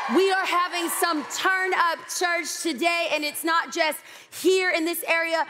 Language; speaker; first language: English; native; English